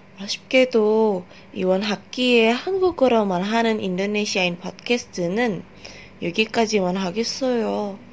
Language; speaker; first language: Korean; non-native, learner; Indonesian